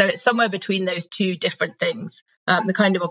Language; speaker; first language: English; native; English